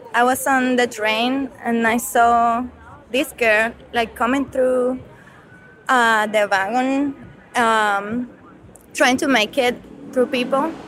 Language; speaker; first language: English; non-native, fluent; Spanish